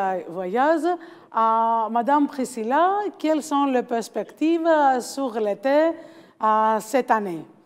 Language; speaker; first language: French; non-native, learner; Greek